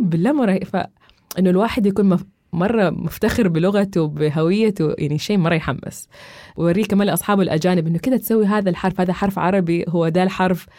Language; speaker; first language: Arabic; native; Arabic